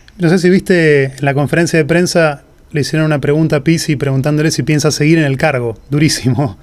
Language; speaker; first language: Spanish; native; Spanish